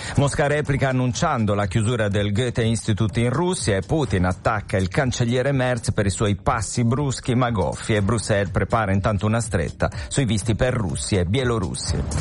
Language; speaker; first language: Italian; native; Italian